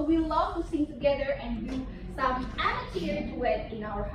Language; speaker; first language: English; non-native, fluent; Indonesian